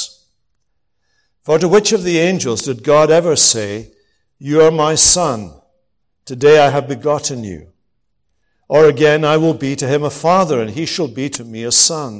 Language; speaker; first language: English; native; English